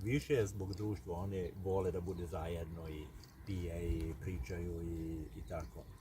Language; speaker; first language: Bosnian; non-native, learner; Swedish